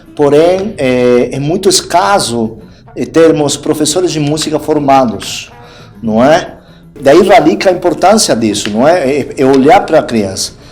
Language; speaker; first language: Portuguese; non-native, fluent; Spanish